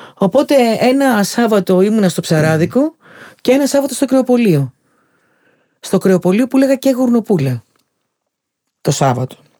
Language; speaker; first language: Greek; native; Greek